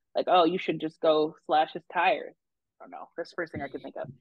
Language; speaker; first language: English; native; English